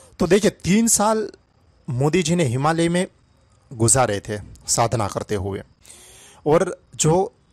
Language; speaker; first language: Hindi; non-native, local second language; Gujarati